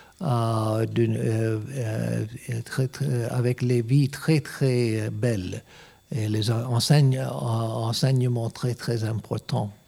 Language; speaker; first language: French; non-native, learner; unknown